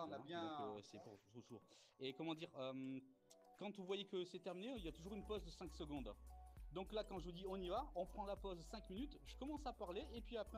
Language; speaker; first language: French; native; French